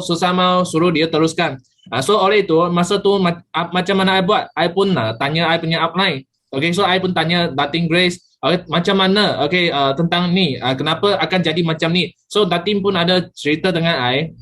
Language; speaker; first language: Malay; native; Malay